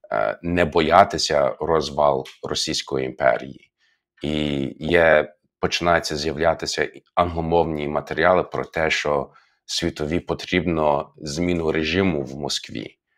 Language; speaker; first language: Ukrainian; non-native, fluent; English